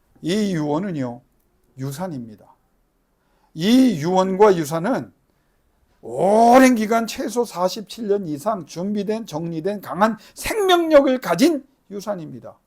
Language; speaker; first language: Korean; native; Korean